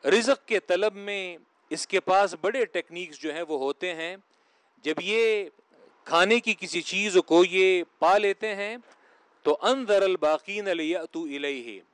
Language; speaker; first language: Urdu; non-native, local second language; Pashto